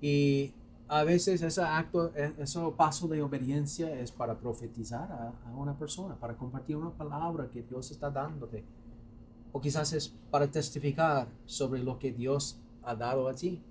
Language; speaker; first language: Spanish; non-native, fluent; English